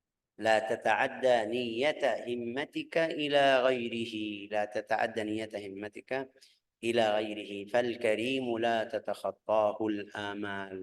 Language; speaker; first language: Arabic; native; Arabic